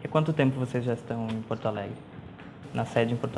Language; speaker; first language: Portuguese; native; Portuguese